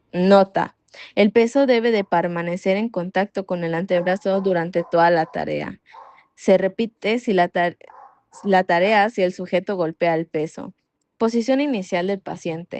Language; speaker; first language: Spanish; native; Spanish